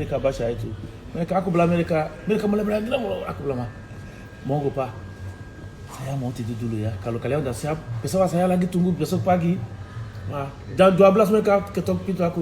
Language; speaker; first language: Indonesian; non-native, fluent; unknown